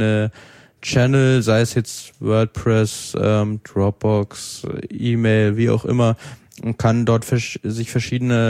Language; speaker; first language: German; native; German